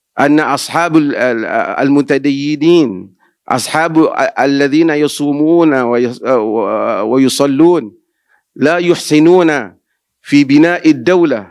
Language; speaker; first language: Arabic; non-native, fluent; Malay